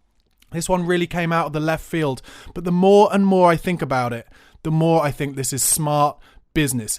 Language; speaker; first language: English; native; English